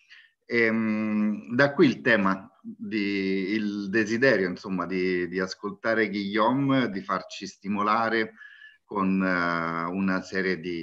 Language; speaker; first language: Italian; native; Italian